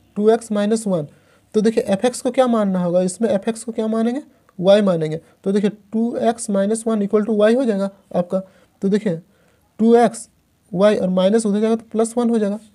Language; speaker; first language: Hindi; native; Hindi